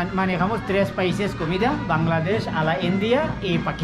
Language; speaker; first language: Spanish; non-native, learner; Bangla